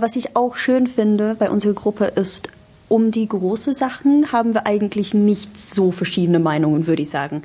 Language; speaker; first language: German; non-native, fluent; English